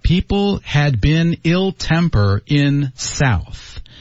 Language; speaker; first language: English; native; English